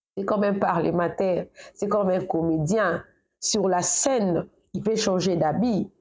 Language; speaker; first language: French; non-native, local second language; Lingala